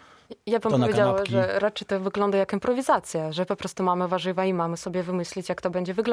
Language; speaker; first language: Polish; non-native, fluent; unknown